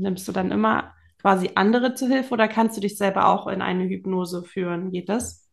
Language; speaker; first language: German; native; German